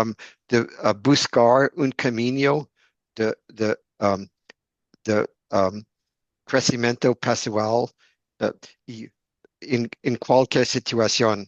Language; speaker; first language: Portuguese; non-native, learner; English